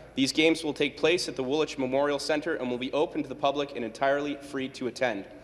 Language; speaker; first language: English; native; English